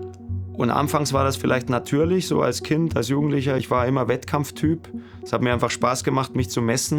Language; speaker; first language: German; native; German